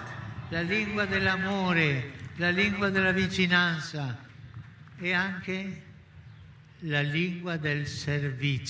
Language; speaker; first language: Italian; early bilingual, heritage; Spanish